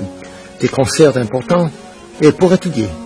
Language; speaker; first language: French; non-native, fluent; Spanish